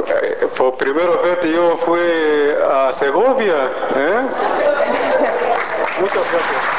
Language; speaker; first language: Spanish; non-native, learner; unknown